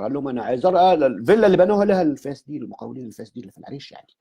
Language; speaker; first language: Arabic; native; Arabic